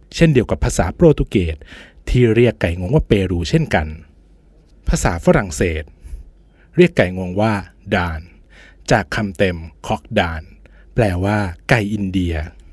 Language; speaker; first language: Thai; native; Thai